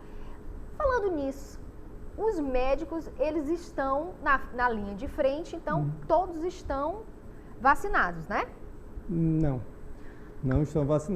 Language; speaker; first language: Portuguese; native; Portuguese